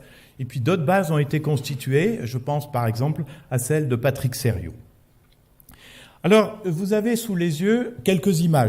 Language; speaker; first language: French; native; French